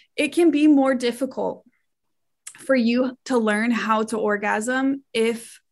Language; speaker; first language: English; native; English